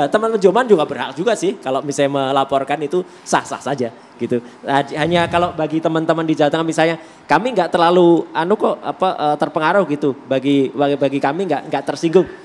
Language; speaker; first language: Indonesian; native; Indonesian